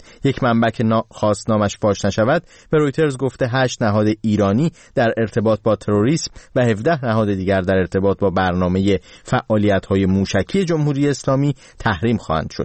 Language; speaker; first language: Persian; native; Persian